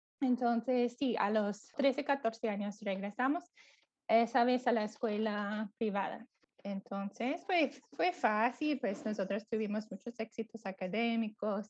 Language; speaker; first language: Spanish; non-native, fluent; English